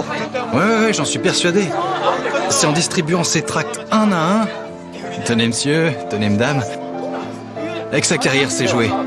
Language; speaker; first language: French; native; French